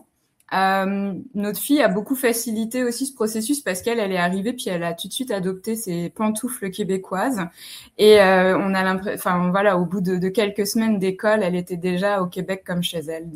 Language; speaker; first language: French; native; French